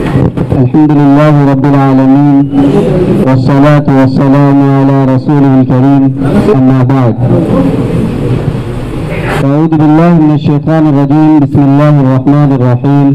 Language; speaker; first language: Arabic; non-native, learner; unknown